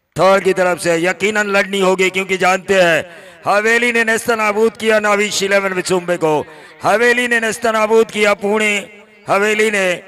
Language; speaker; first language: Hindi; non-native, local second language; Marathi